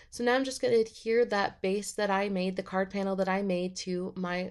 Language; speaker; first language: English; native; English